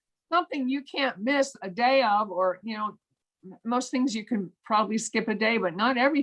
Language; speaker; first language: English; native; English